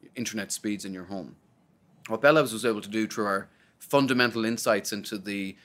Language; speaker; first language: English; native; English